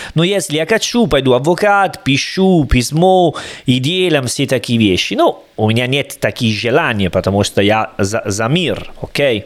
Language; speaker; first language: Russian; non-native, learner; Italian